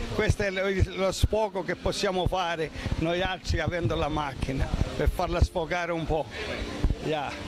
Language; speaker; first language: Italian; native; Italian